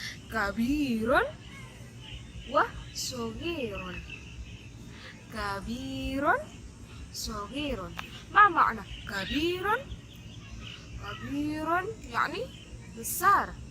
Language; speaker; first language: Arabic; non-native, fluent; Indonesian